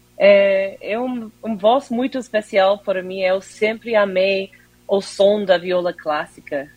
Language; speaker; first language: Portuguese; non-native, fluent; English